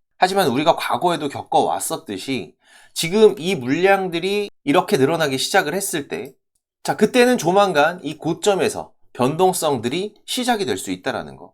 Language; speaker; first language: Korean; native; Korean